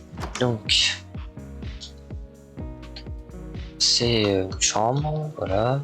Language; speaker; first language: French; native; French